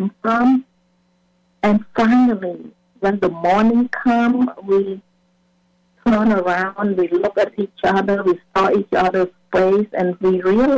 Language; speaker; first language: English; non-native, fluent; Khmer